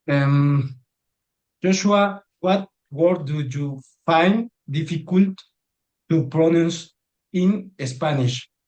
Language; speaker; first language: English; non-native, learner; Spanish